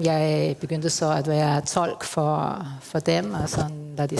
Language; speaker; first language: Danish; non-native, fluent; Spanish